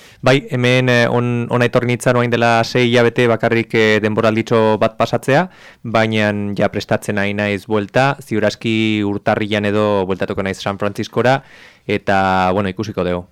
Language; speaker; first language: Basque; native; Basque